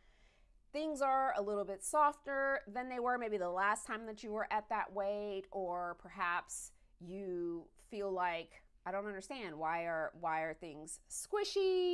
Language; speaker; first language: English; native; English